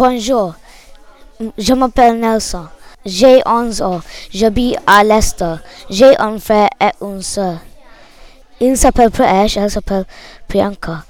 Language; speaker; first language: French; non-native, learner; English